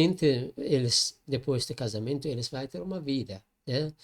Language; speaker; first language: Portuguese; non-native, learner; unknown